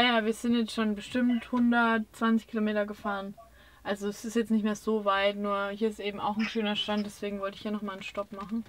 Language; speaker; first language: German; native; German